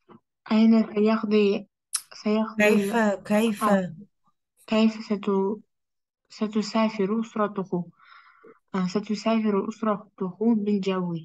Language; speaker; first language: Arabic; non-native, learner; Uzbek